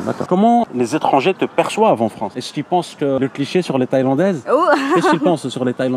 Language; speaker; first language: French; native; French